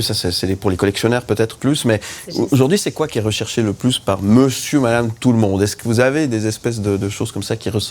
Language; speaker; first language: French; native; French